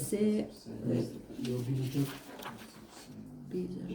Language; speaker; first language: French; non-native, learner; Russian